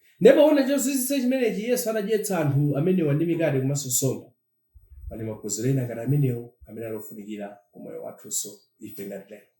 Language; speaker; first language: Nyanja; non-native, local second language; Tumbuka